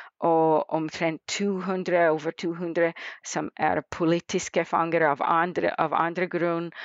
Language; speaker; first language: Norwegian; non-native, fluent; English